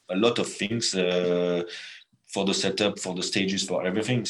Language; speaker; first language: English; non-native, fluent; French